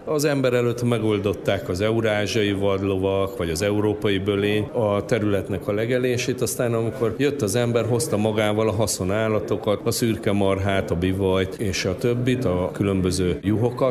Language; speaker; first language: Hungarian; native; Hungarian